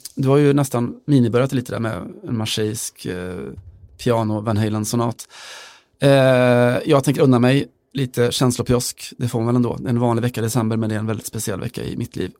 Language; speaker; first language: Swedish; native; Swedish